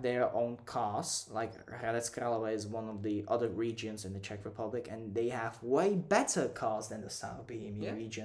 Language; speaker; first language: English; non-native, fluent; Czech